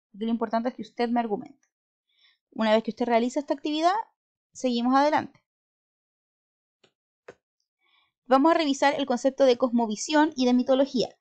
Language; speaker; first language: Spanish; native; Spanish